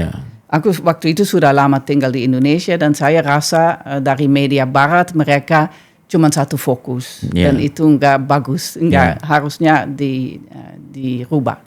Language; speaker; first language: Indonesian; non-native, fluent; Dutch